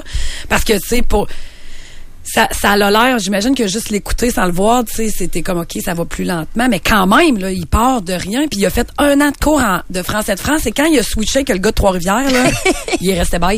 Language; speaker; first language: French; native; French